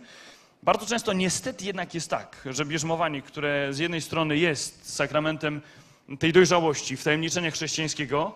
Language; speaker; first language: Polish; native; Polish